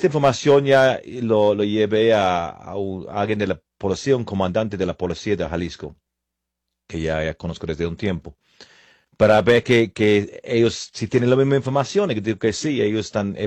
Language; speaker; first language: Spanish; non-native, fluent; English